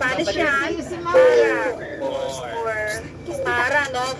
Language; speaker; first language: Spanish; non-native, learner; Filipino